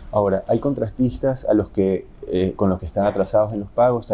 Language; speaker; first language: Spanish; native; Spanish